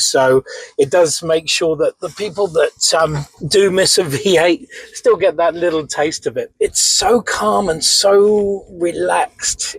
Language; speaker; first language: English; native; English